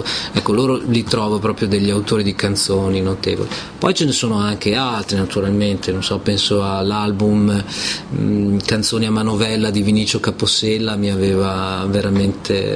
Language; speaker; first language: Italian; native; Italian